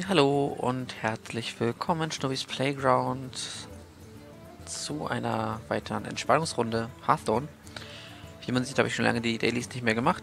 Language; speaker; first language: German; native; German